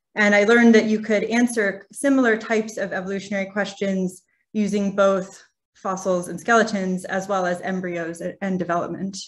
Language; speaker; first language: English; native; English